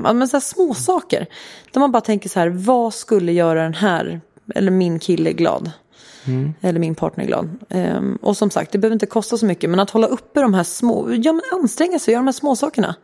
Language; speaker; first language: Swedish; native; Swedish